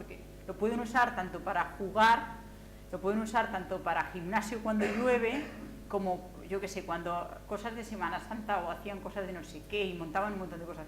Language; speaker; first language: Spanish; native; Spanish